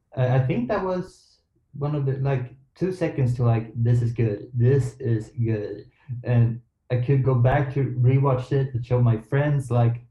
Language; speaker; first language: English; non-native, fluent; Swedish